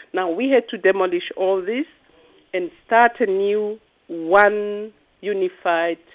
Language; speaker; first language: English; non-native, local second language; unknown